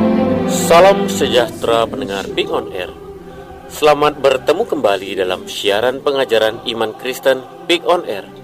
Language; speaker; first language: Indonesian; native; Indonesian